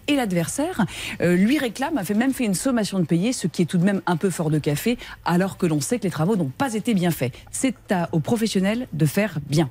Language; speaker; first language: French; native; French